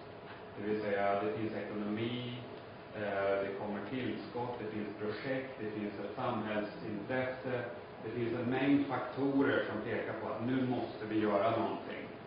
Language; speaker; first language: Swedish; native; Swedish